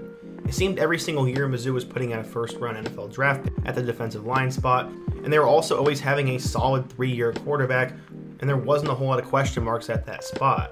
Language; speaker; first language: English; native; English